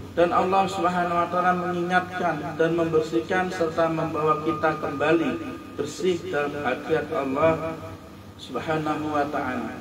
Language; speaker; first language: Indonesian; native; Indonesian